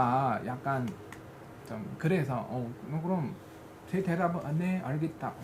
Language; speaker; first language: Korean; non-native, fluent; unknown